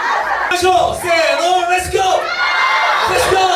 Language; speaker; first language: Japanese; non-native, learner; Korean